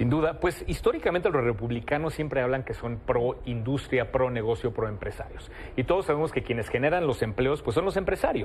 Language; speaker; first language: Spanish; native; Spanish